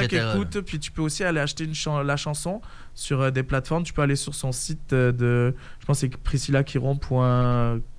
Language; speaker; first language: French; native; French